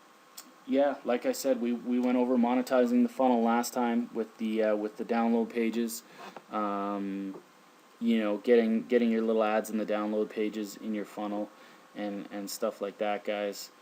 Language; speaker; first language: English; native; English